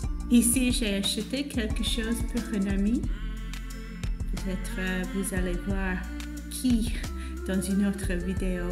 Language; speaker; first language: French; non-native, fluent; English